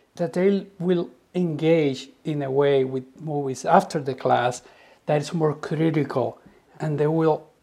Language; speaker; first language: English; non-native, fluent; Spanish